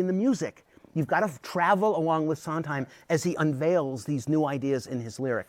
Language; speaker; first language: English; native; English